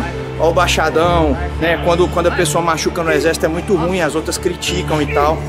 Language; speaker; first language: Portuguese; native; Portuguese